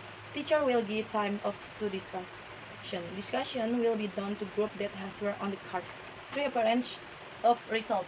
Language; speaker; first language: English; non-native, learner; Indonesian